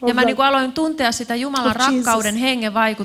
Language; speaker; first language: Finnish; native; Finnish